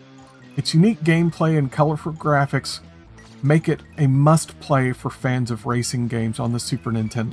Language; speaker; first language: English; native; English